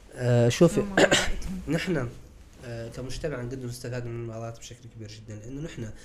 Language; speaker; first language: Arabic; native; Arabic